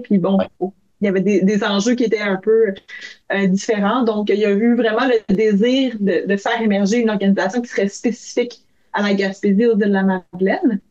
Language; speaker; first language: French; native; French